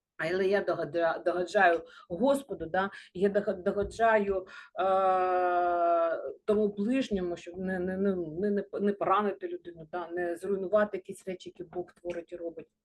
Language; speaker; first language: Ukrainian; non-native, local second language; Russian